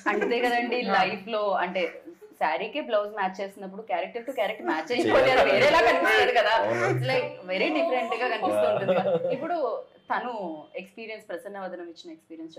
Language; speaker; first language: Telugu; native; Telugu